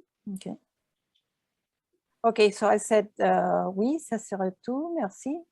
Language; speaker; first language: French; non-native, learner; English